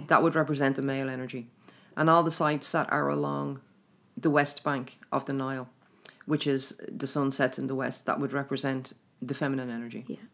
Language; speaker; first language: English; native; English